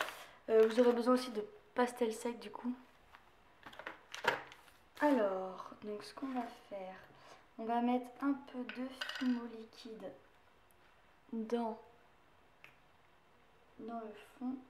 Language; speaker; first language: French; native; French